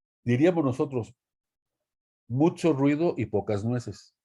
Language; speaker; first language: Spanish; native; Spanish